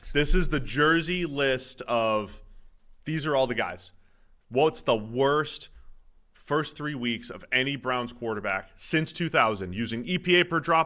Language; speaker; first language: English; native; English